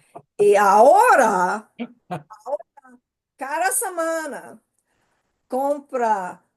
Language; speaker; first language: Spanish; non-native, learner; English